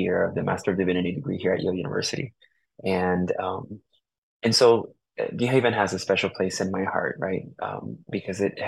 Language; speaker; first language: English; early bilingual, other home language; Spanish